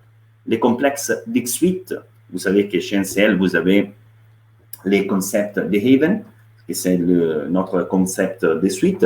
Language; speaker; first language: French; non-native, fluent; Italian